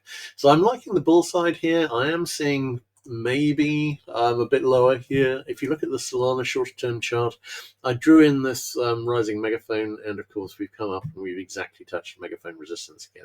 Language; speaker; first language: English; native; English